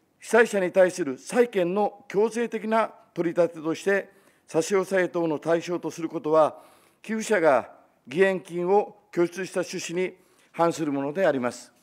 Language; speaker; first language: Japanese; native; Japanese